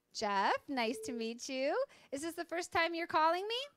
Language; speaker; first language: English; native; English